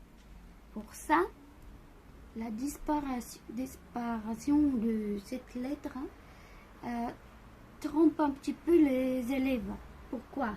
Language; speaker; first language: French; non-native, fluent; Bulgarian